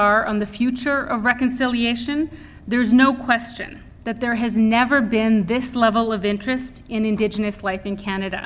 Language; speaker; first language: English; native; English